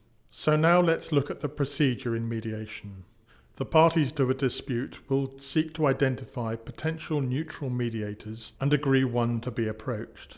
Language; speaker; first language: English; native; English